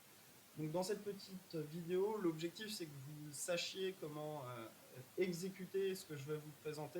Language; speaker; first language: French; native; French